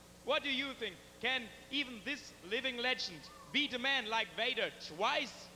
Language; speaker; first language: English; non-native, fluent; German